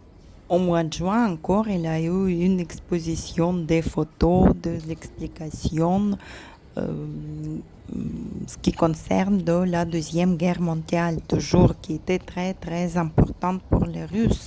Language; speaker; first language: French; non-native, fluent; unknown